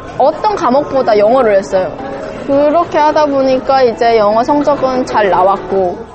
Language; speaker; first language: Korean; native; Korean